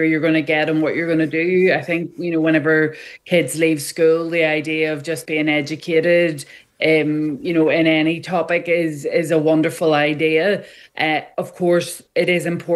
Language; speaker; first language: English; native; English